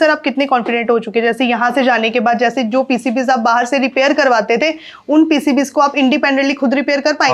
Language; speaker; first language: Hindi; native; Hindi